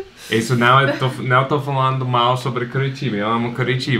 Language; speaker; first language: Portuguese; non-native, fluent; English